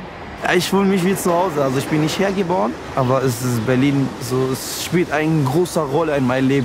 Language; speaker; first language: German; non-native, learner; Arabic